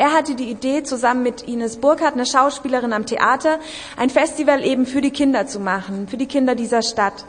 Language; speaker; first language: German; native; German